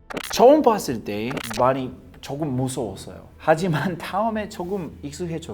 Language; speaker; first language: Korean; non-native, learner; English